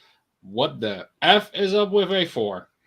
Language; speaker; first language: English; native; English